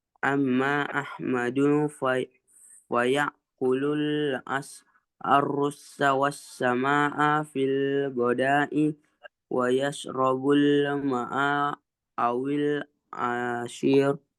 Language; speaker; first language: Arabic; non-native, learner; Indonesian